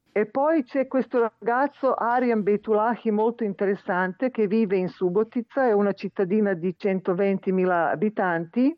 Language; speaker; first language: Italian; non-native, fluent; Serbian